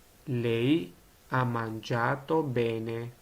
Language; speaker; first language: Italian; non-native, learner; Georgian